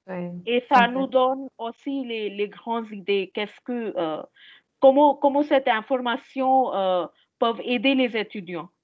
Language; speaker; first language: French; non-native, fluent; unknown